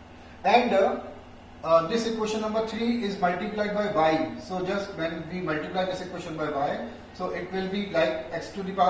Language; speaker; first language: English; non-native, local second language; Hindi